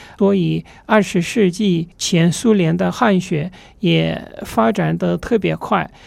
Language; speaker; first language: Chinese; non-native, fluent; Russian